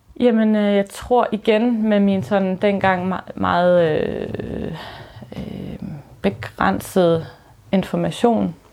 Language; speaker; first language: Danish; early bilingual, other home language; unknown